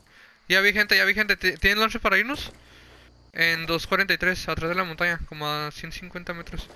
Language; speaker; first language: Spanish; native; Spanish